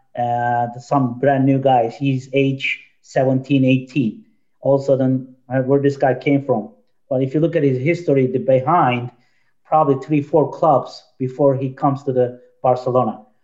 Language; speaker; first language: English; non-native, fluent; Turkish